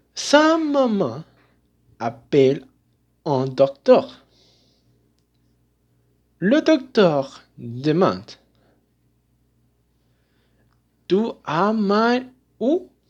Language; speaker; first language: French; non-native, learner; Spanish